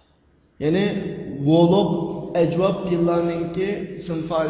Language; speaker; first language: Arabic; non-native, fluent; Uyghur